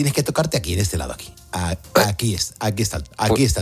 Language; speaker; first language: Spanish; native; Spanish